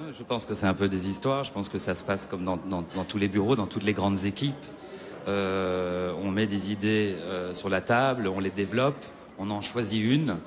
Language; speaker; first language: French; non-native, fluent; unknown